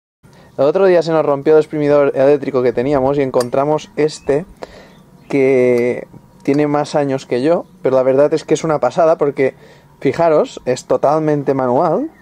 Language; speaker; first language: Spanish; native; Spanish